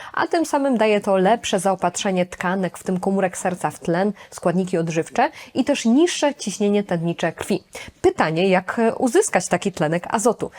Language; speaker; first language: Polish; native; Polish